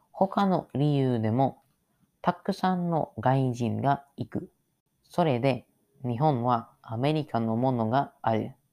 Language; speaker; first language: Japanese; non-native, learner; English